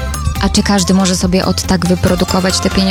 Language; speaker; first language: Polish; native; Polish